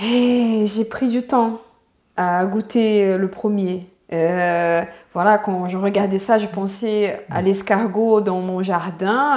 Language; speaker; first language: French; non-native, fluent; Portuguese